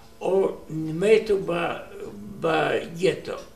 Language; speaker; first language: Hebrew; non-native, learner; Romanian